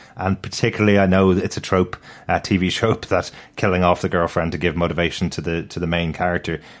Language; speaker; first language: English; native; English